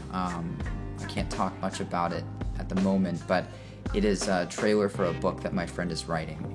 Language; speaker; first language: English; native; English